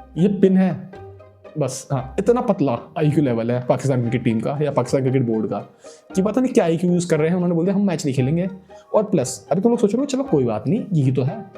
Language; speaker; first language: Hindi; native; Hindi